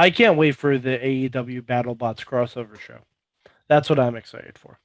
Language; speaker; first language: English; native; English